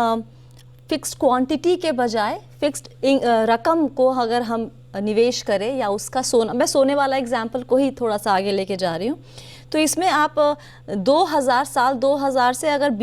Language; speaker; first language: Hindi; native; Hindi